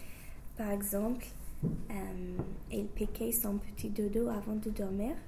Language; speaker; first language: French; non-native, fluent; English